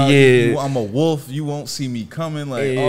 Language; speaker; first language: English; native; English